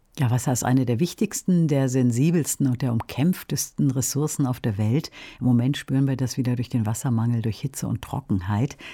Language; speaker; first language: German; native; German